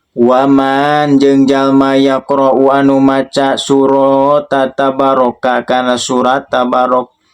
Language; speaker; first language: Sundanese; native; Sundanese